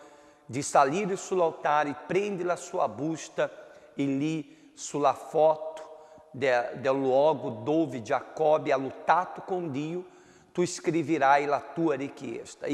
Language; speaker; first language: Italian; non-native, fluent; Portuguese